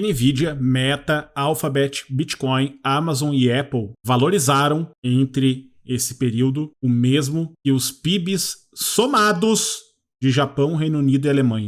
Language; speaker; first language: Portuguese; native; Portuguese